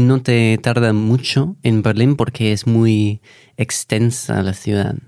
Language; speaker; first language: Spanish; non-native, fluent; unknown